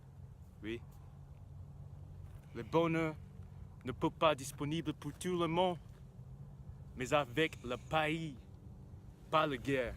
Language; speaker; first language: French; non-native, learner; English